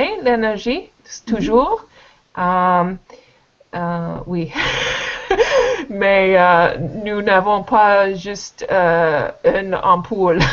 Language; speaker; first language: French; non-native, learner; English